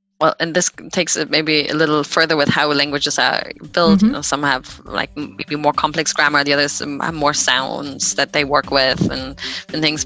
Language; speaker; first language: English; non-native, fluent; German